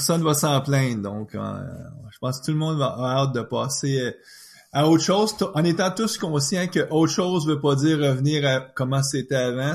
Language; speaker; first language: French; native; French